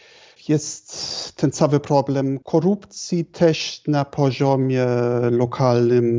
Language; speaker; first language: Polish; non-native, fluent; German